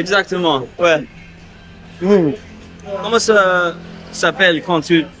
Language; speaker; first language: French; non-native, learner; English